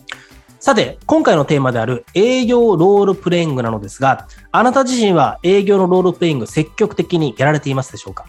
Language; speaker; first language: Japanese; native; Japanese